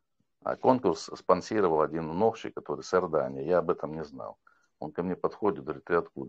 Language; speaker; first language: Russian; non-native, local second language; Chechen